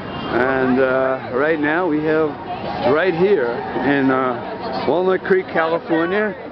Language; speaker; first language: English; native; English